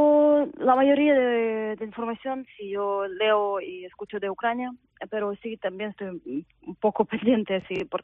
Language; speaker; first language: Spanish; non-native, fluent; Ukrainian